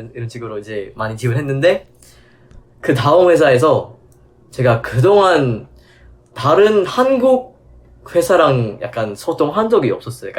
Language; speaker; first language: Korean; non-native, fluent; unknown